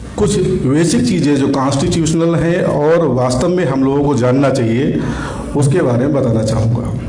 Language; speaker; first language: Hindi; native; Hindi